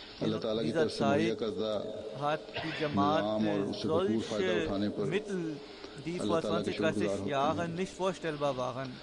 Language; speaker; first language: German; non-native, fluent; Urdu